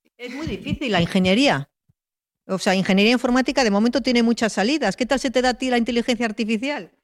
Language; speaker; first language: Spanish; native; Spanish